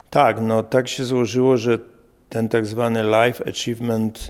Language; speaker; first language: Polish; native; Polish